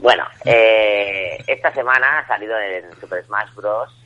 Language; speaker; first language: Spanish; non-native, local second language; Catalan